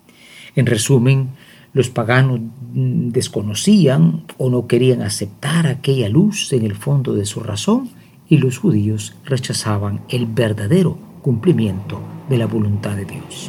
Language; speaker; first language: Spanish; native; Spanish